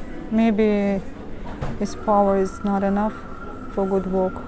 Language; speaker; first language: English; non-native, learner; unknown